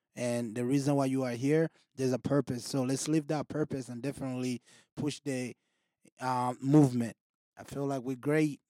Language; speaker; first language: English; non-native, local second language; Rundi